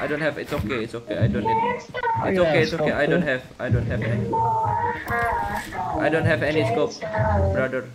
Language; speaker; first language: English; non-native, learner; Indonesian